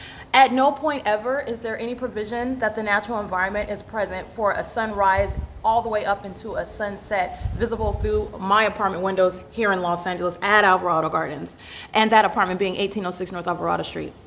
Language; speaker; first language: English; native; English